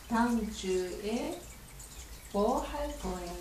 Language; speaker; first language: Korean; non-native, learner; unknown